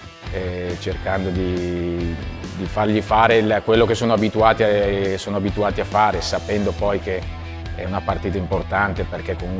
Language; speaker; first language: Italian; native; Italian